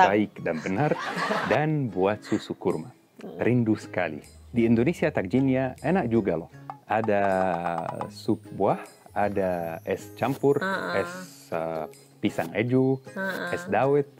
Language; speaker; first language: Indonesian; non-native, fluent; Arabic